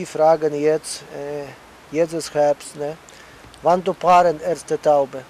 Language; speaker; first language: German; non-native, learner; Polish